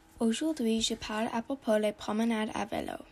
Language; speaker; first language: French; non-native, learner; English